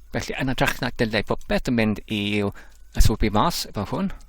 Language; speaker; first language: Welsh; non-native, learner; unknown